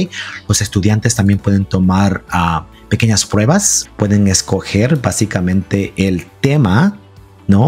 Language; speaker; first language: Spanish; early bilingual, heritage; Spanish